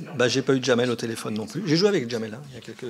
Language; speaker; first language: French; native; French